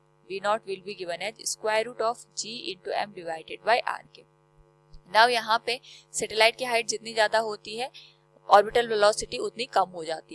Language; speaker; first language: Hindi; native; Hindi